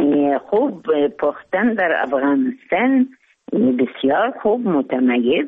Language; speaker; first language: Persian; non-native, fluent; Arabic